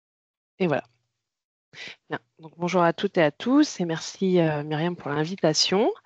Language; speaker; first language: French; native; French